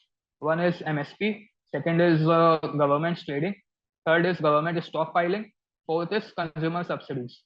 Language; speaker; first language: English; non-native, local second language; Hindi